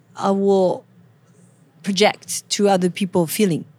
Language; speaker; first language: English; non-native, fluent; French